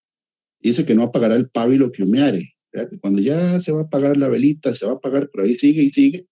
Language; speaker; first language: Spanish; native; Spanish